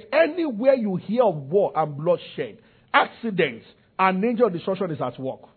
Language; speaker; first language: English; non-native, local second language; Yoruba